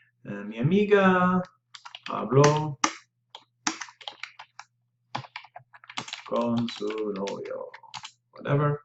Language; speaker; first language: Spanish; non-native, fluent; English